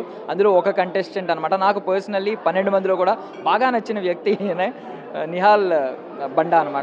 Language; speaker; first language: Telugu; native; Telugu